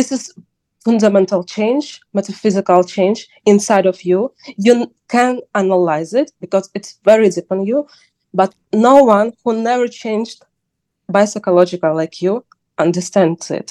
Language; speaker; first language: English; non-native, learner; Ukrainian